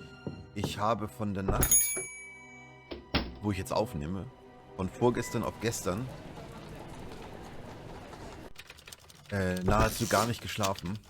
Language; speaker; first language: German; native; German